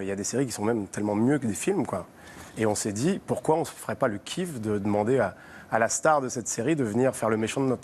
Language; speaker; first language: French; native; French